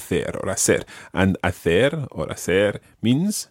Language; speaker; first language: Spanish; non-native, fluent; English